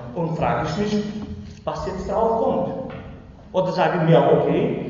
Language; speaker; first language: German; non-native, learner; Romany